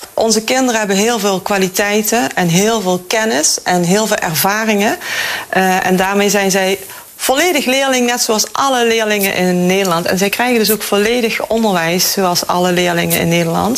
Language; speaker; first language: Dutch; native; Dutch